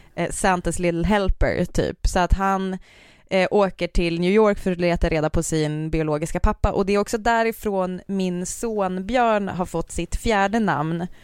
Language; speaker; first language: Swedish; native; Swedish